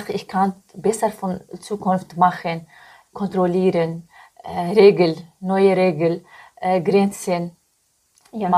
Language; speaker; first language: German; non-native, learner; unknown